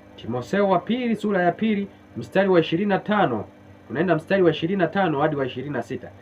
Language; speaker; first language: Swahili; native; Swahili